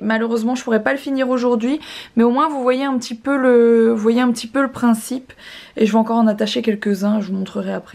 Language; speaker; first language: French; native; French